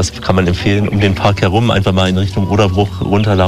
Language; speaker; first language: German; native; German